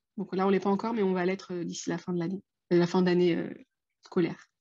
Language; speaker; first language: French; native; French